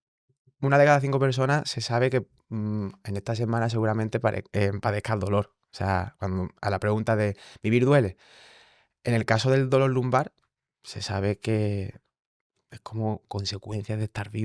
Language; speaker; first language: Spanish; native; Spanish